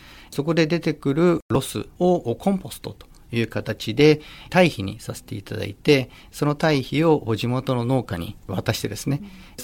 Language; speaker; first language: Japanese; native; Japanese